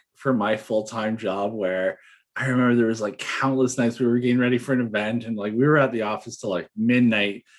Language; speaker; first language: English; native; English